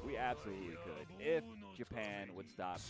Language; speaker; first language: English; native; English